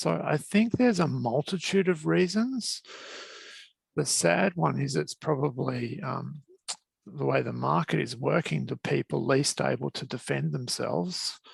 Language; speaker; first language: English; native; English